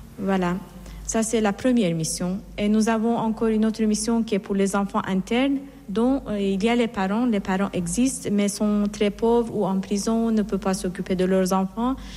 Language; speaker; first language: French; non-native, fluent; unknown